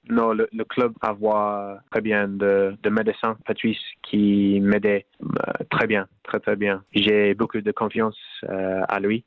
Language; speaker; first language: French; non-native, learner; English